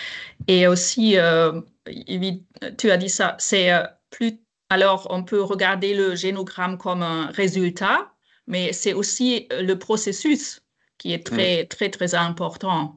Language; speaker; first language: French; non-native, fluent; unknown